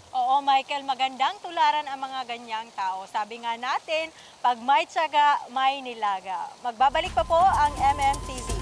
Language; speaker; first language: Filipino; non-native, local second language; Bikol